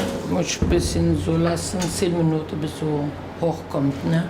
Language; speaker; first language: German; non-native, learner; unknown